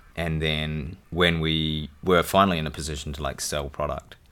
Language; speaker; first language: English; native; English